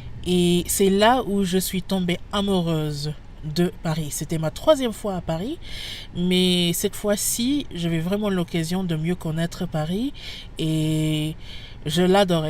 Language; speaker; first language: French; non-native, fluent; English